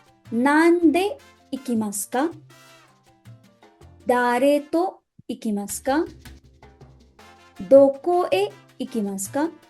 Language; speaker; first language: Japanese; non-native, fluent; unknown